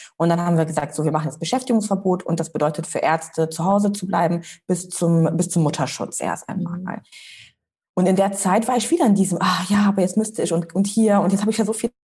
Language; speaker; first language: German; early bilingual, other home language; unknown